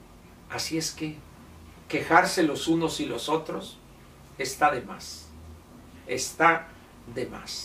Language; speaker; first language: Spanish; native; Spanish